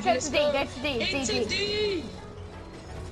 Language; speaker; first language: English; native; English